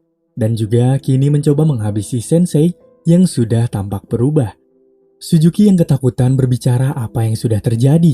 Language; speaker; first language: Indonesian; native; Indonesian